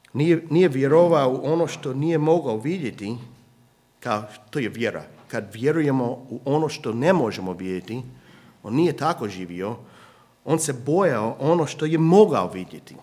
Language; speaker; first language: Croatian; non-native, fluent; English